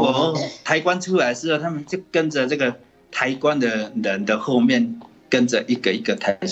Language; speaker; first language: Chinese; native; Chinese